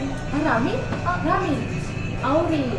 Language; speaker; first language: Korean; non-native, learner; Filipino